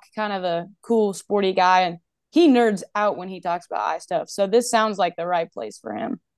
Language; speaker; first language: English; native; English